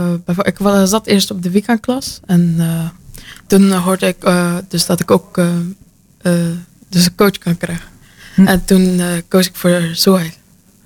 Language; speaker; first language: Dutch; early bilingual, other home language; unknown